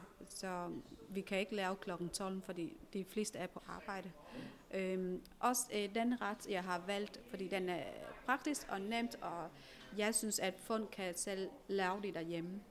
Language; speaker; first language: Danish; non-native, fluent; Vietnamese